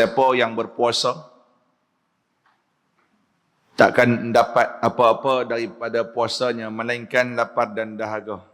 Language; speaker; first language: Malay; native; Malay